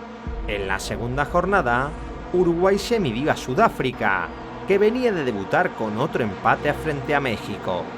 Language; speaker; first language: Spanish; native; Spanish